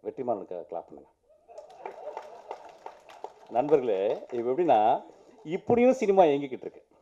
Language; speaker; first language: Tamil; native; Tamil